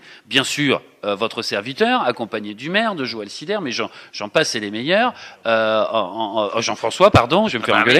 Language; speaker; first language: French; native; French